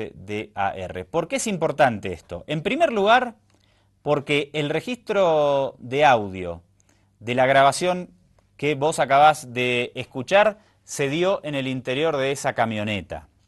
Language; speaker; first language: Spanish; native; Spanish